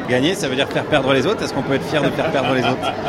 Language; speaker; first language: French; native; French